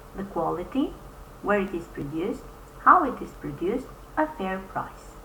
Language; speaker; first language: English; non-native, fluent; Albanian